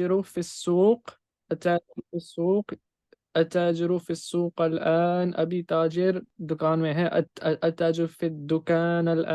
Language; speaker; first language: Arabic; non-native, learner; Urdu